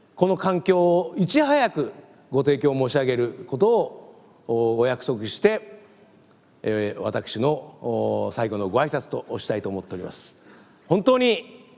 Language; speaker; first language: Japanese; native; Japanese